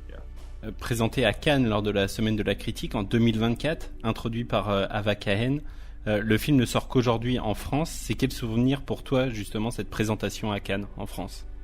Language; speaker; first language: French; native; French